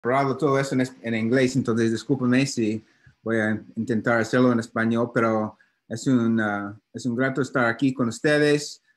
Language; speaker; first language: Spanish; non-native, learner; English